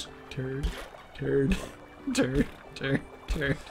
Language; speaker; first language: English; native; English